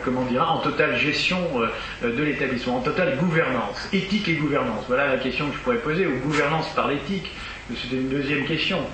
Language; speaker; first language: French; native; French